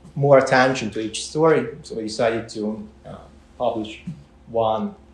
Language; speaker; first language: English; non-native, fluent; Ukrainian